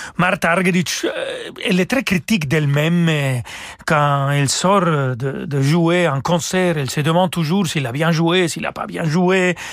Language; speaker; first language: French; non-native, fluent; Spanish